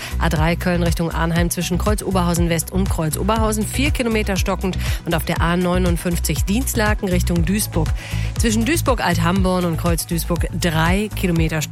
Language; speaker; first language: German; native; German